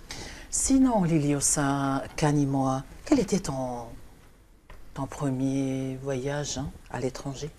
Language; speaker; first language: French; non-native, local second language; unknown